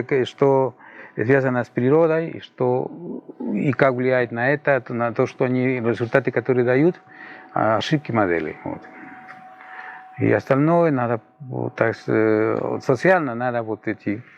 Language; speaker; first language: Russian; non-native, fluent; Spanish